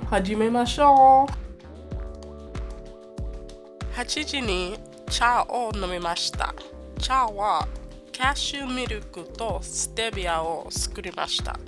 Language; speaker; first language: Japanese; non-native, learner; English